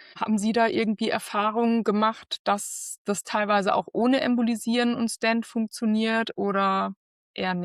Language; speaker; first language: German; native; German